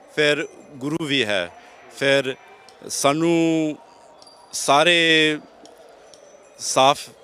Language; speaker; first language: Punjabi; non-native, learner; English